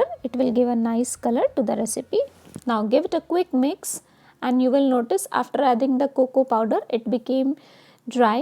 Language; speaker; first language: English; non-native, local second language; Hindi